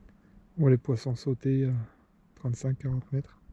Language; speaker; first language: French; native; French